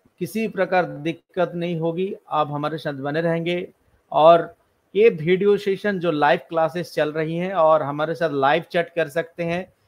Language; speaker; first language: Hindi; non-native, local second language; Bangla